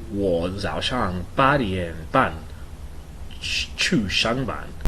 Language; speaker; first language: Chinese; non-native, learner; English